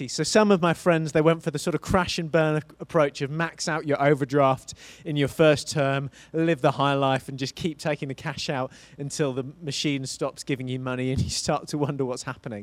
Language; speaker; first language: English; native; English